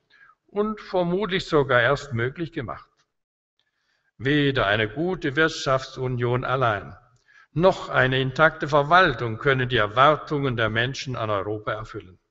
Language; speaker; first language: German; native; German